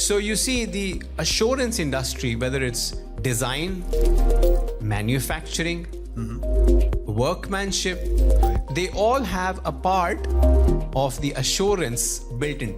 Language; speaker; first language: English; non-native, local second language; Punjabi